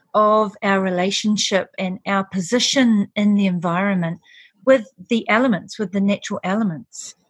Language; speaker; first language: English; native; English